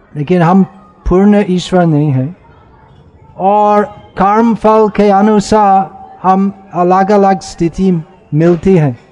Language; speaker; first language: Hindi; non-native, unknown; English